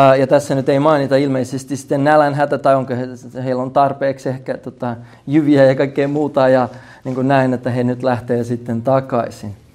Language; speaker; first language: Finnish; early bilingual, heritage; Finnish